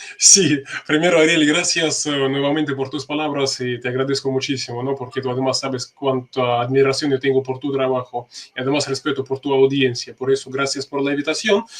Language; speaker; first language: Spanish; non-native, fluent; Russian